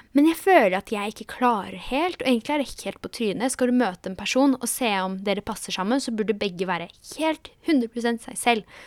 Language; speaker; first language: Norwegian; early bilingual, other home language; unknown